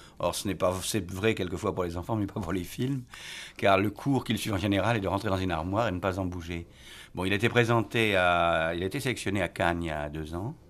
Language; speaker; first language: French; native; French